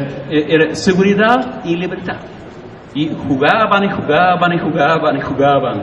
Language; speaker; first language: Spanish; non-native, learner; Swedish